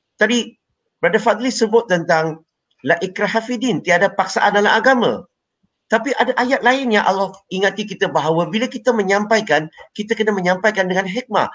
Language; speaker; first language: Malay; non-native, local second language; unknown